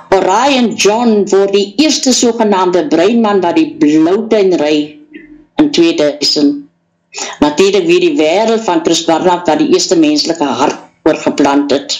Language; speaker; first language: Afrikaans; native; Afrikaans